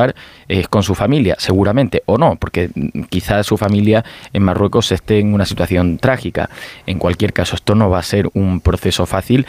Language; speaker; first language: Spanish; native; Spanish